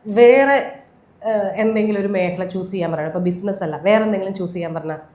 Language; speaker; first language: Malayalam; native; Malayalam